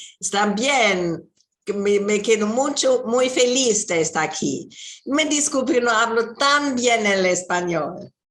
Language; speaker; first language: Spanish; non-native, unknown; German